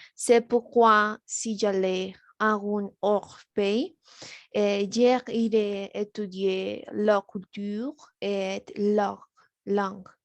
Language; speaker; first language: French; non-native, learner; Spanish